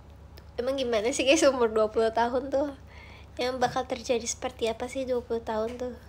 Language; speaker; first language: Indonesian; native; Indonesian